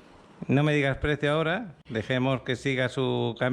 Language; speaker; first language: Spanish; native; Spanish